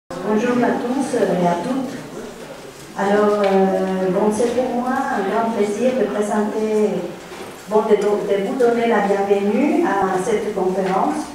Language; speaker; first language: French; non-native, fluent; Spanish